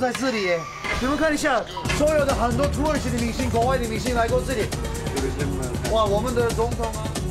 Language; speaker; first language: Chinese; non-native, fluent; Turkish